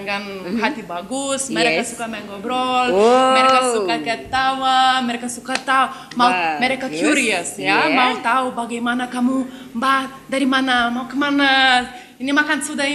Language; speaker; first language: Indonesian; non-native, learner; Lithuanian